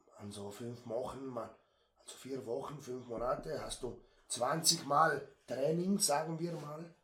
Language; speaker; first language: German; native; German